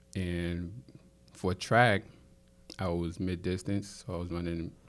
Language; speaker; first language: English; native; English